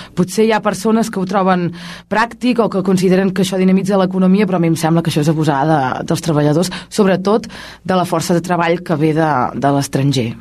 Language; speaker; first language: Catalan; native; Catalan